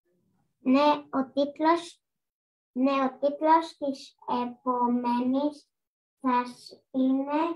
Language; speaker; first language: Greek; non-native, learner; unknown